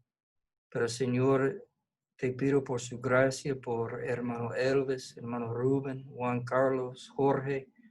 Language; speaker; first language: Spanish; non-native, fluent; English